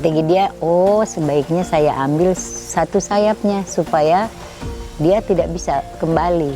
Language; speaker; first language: Indonesian; native; Indonesian